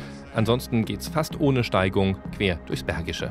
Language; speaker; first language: German; native; German